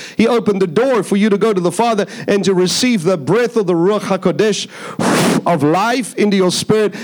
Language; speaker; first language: English; native; English